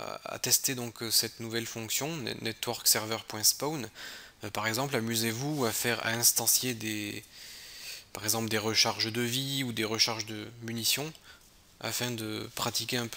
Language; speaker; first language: French; native; French